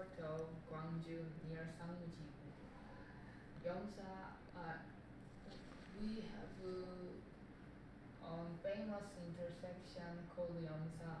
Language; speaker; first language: English; non-native, learner; Korean